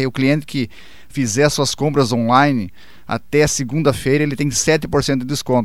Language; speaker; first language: Portuguese; native; Portuguese